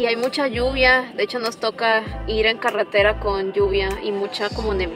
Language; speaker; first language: Spanish; native; Spanish